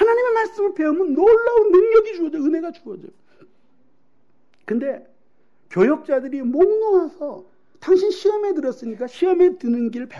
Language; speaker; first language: Korean; native; Korean